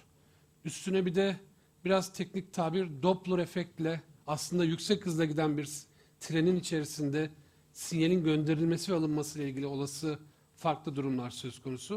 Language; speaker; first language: Turkish; native; Turkish